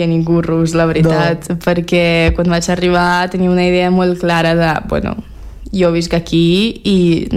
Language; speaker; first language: Catalan; non-native, fluent; Russian